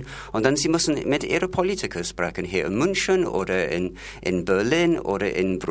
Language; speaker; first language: German; non-native, fluent; English